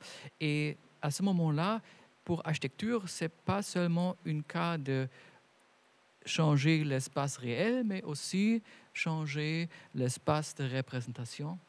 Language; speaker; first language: French; non-native, fluent; German